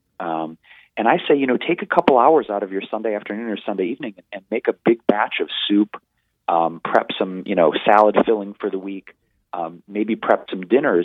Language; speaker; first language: English; native; English